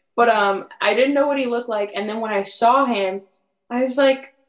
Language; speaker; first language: English; early bilingual, other home language; French